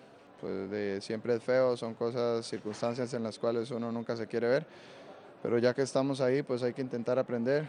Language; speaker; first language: Spanish; native; Spanish